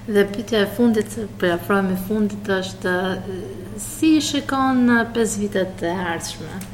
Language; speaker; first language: Albanian; native; Albanian